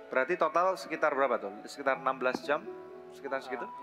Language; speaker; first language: Indonesian; native; Indonesian